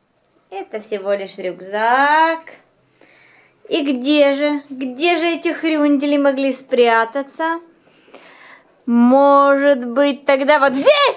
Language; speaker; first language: Russian; native; Russian